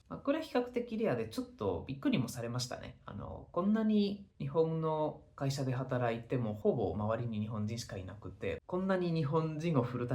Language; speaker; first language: Japanese; non-native, fluent; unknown